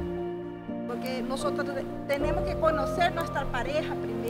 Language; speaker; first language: Spanish; non-native, learner; Portuguese